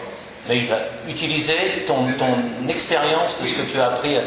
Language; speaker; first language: French; native; French